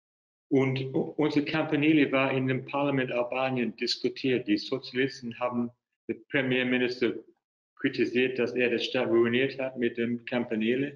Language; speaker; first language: German; non-native, fluent; English